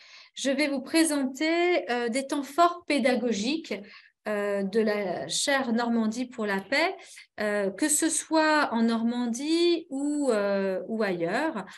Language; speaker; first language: French; native; French